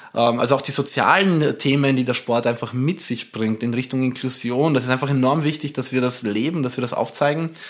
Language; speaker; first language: German; early bilingual, other home language; Romanian